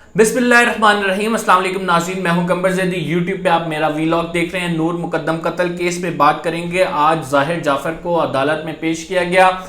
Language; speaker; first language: Urdu; native; Urdu